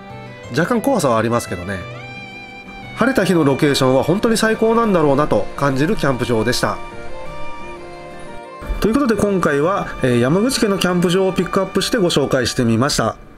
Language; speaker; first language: Japanese; native; Japanese